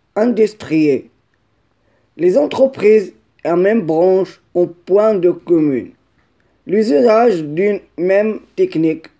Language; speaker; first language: French; non-native, local second language; Arabic